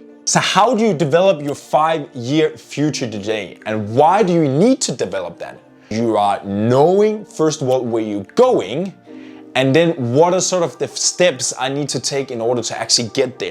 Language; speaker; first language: English; non-native, fluent; Danish